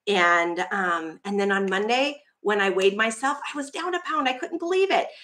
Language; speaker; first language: English; native; English